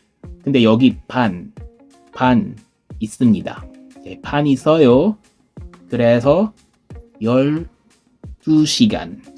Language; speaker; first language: Korean; non-native, fluent; Filipino